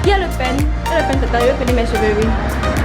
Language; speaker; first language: French; early bilingual, heritage; French